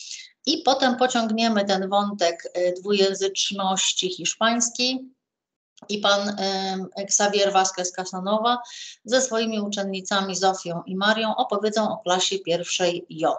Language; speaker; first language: Polish; native; Polish